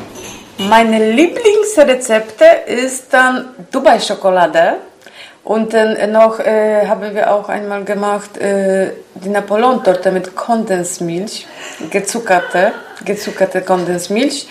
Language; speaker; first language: German; non-native, learner; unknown